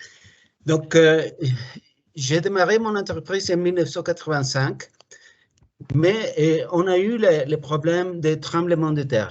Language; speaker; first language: French; non-native, fluent; Spanish